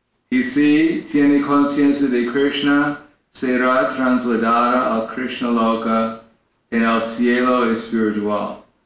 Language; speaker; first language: Spanish; non-native, learner; English